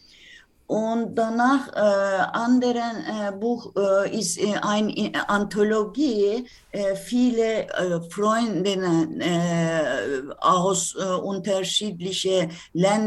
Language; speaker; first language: German; non-native, learner; Turkish